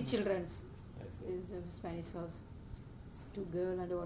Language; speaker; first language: English; non-native, learner; Tamil